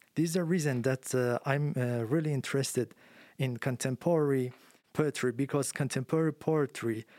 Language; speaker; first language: English; non-native, fluent; Persian